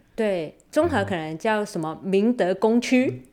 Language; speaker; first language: Chinese; non-native, local second language; Cantonese